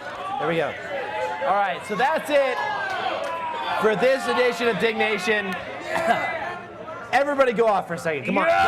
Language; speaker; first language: English; native; English